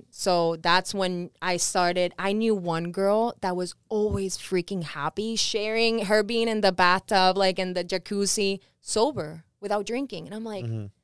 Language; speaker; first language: English; early bilingual, other home language; Spanish